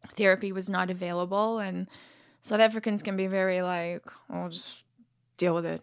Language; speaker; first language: English; native; English